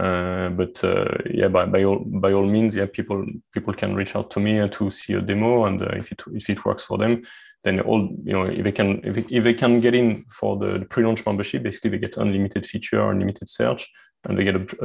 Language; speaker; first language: English; non-native, fluent; French